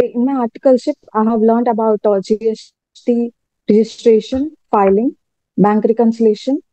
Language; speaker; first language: English; non-native, local second language; Telugu